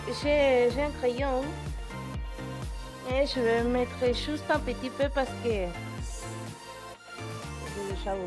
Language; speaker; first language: French; non-native, fluent; Spanish